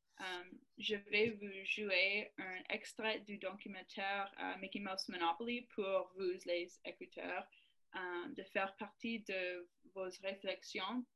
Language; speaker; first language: French; non-native, learner; English